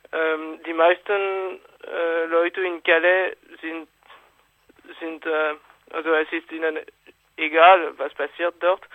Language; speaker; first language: German; non-native, fluent; French